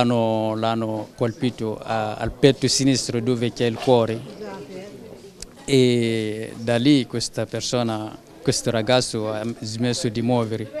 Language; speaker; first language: Italian; non-native, learner; French